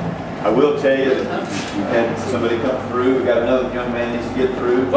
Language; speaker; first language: English; native; English